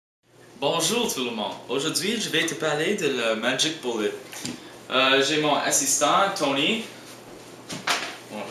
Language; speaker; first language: French; non-native, learner; English